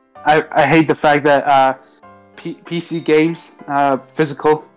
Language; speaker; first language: English; non-native, fluent; German